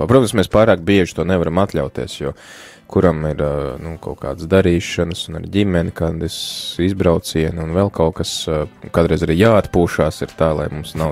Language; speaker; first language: Latvian; native; Latvian